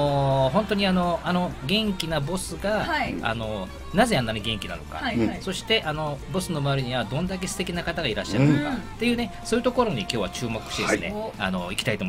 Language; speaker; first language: Japanese; native; Japanese